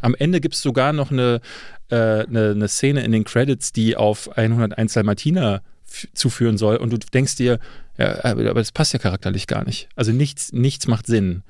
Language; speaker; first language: German; native; German